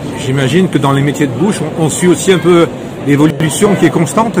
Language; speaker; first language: French; native; French